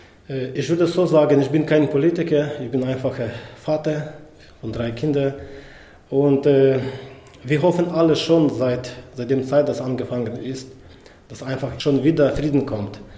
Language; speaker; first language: German; non-native, fluent; Ukrainian